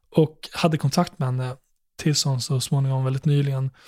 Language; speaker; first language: Swedish; native; Swedish